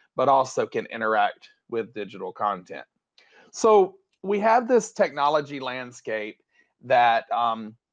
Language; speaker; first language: English; native; English